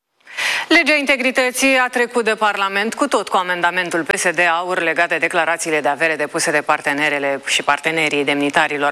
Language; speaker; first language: Romanian; native; Romanian